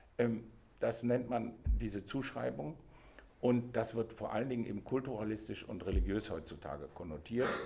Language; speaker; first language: German; native; German